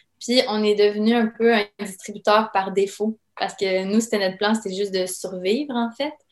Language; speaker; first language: French; early bilingual, other home language; Serbian